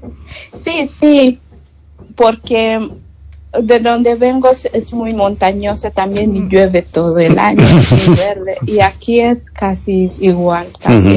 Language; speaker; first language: Spanish; non-native, learner; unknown